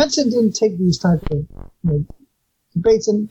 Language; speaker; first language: English; native; English